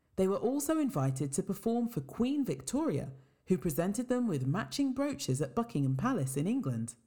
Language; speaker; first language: English; native; English